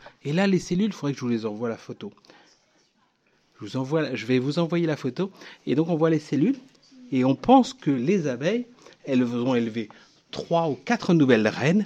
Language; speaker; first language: French; native; French